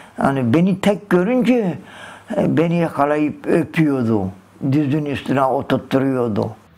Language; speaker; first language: Turkish; early bilingual, other home language; Kurdish